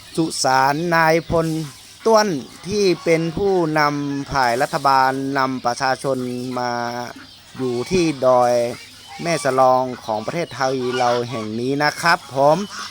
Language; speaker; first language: Thai; native; Thai